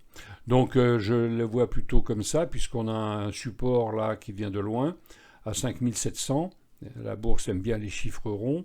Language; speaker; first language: French; native; French